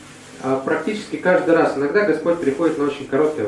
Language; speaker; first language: Russian; native; Russian